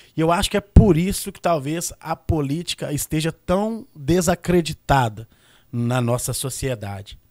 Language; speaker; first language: Portuguese; native; Portuguese